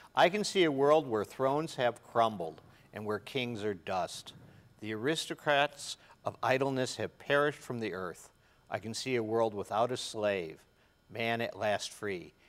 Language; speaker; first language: English; native; English